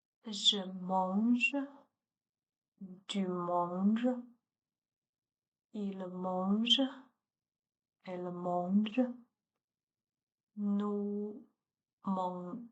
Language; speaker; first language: French; non-native, learner; Chinese